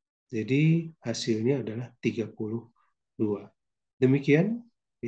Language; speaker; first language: Indonesian; native; Indonesian